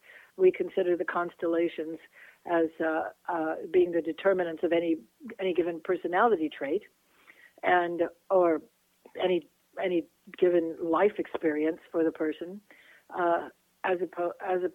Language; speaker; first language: English; native; English